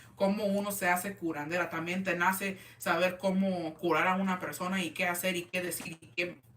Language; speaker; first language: Spanish; early bilingual, heritage; Spanish